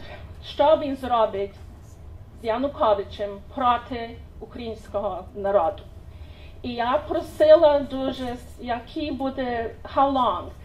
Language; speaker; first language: Ukrainian; early bilingual, heritage; Ukrainian